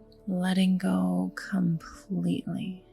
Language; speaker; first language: English; native; English